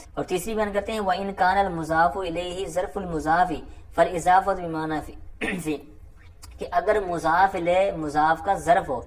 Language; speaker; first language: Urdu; non-native, local second language; Punjabi